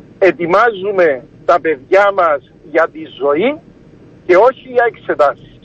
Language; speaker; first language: Greek; early bilingual, heritage; Greek